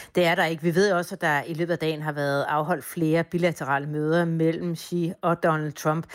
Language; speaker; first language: Danish; native; Danish